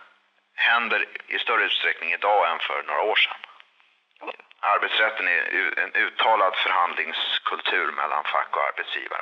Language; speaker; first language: Swedish; native; Swedish